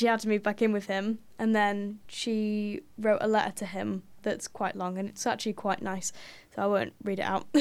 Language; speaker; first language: English; native; English